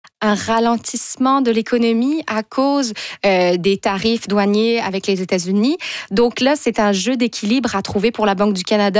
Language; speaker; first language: French; native; French